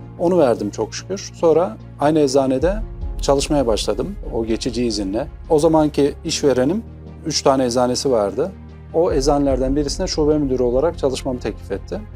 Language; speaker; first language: Turkish; native; Turkish